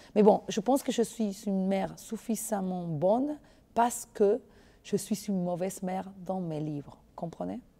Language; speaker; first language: French; non-native, fluent; Spanish